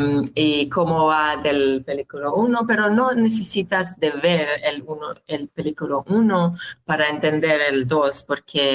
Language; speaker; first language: Spanish; non-native, learner; Hebrew